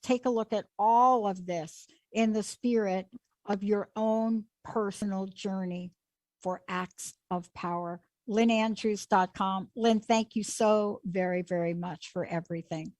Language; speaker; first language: English; native; English